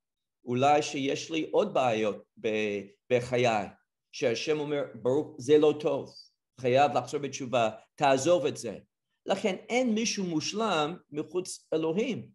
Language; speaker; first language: Hebrew; non-native, fluent; English